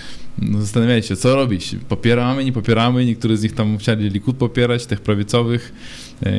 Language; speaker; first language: Polish; non-native, fluent; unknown